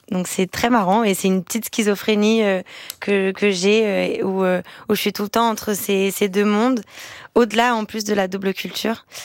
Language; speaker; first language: French; non-native, fluent; Portuguese